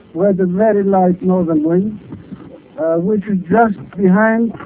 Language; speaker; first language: English; non-native, fluent; Greek